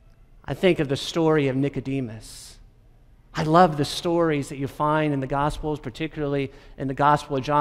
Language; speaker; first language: English; native; English